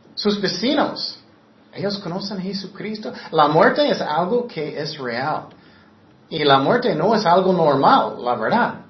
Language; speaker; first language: Spanish; non-native, fluent; English